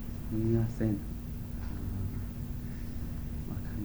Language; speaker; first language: Japanese; non-native, learner; English